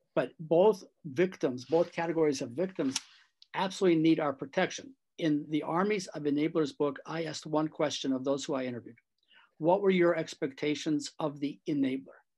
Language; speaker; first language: English; native; English